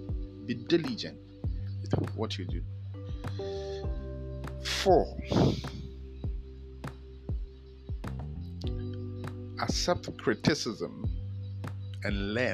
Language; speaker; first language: English; non-native, local second language; Akan